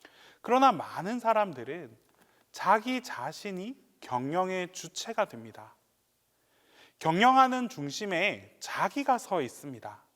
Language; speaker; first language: Korean; native; Korean